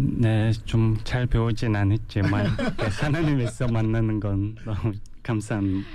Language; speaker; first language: Korean; non-native, learner; Mongolian